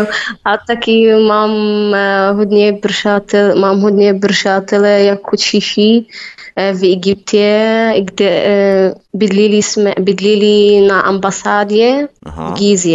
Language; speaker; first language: Czech; non-native, learner; Arabic